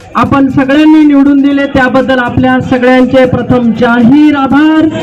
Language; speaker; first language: Marathi; native; Marathi